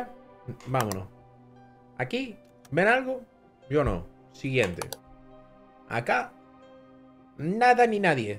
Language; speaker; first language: Spanish; native; Spanish